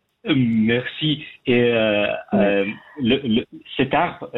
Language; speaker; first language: French; non-native, fluent; Persian